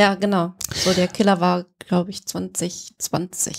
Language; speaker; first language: German; native; German